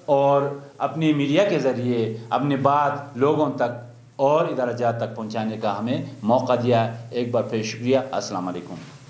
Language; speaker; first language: Urdu; non-native, local second language; Khowar